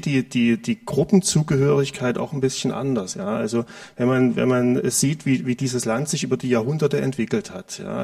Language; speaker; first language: German; native; German